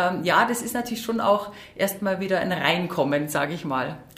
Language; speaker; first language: German; native; German